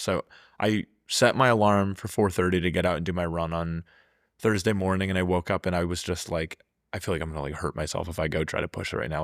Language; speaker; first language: English; native; English